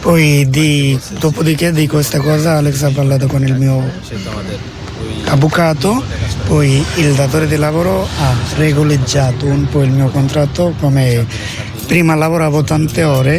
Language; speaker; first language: Italian; non-native, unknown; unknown